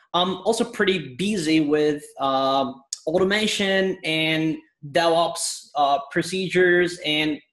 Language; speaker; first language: English; non-native, fluent; Turkish